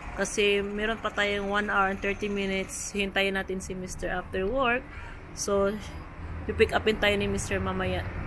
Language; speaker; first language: Filipino; native; Filipino